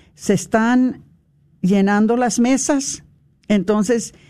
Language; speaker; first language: Spanish; early bilingual, heritage; Spanish